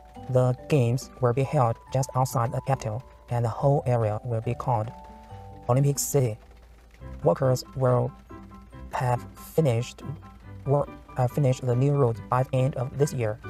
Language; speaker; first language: English; non-native, learner; Chinese